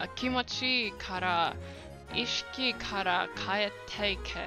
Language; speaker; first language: Japanese; non-native, learner; English